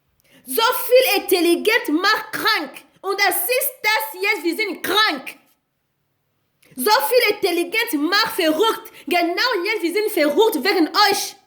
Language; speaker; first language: German; non-native, learner; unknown